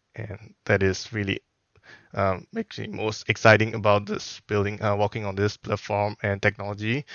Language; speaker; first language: English; non-native, fluent; Burmese